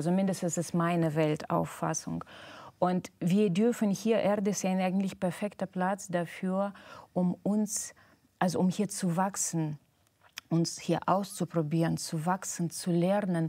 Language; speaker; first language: German; non-native, fluent; Russian